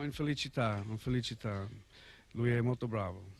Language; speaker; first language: Italian; non-native, learner; English